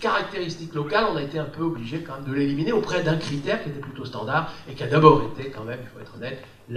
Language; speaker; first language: French; native; French